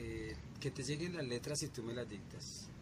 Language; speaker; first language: Spanish; native; Spanish